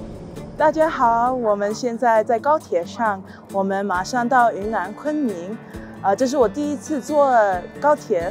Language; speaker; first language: Chinese; non-native, learner; English